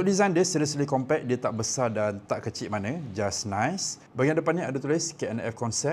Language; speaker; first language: Malay; native; Malay